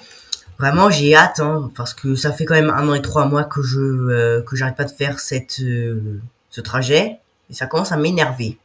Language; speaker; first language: French; native; French